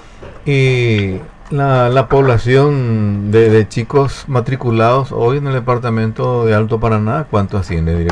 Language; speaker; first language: Spanish; native; Spanish